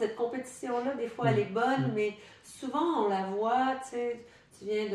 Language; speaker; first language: French; non-native, local second language; English